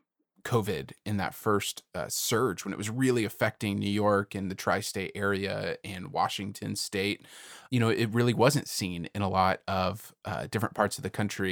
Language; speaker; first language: English; native; English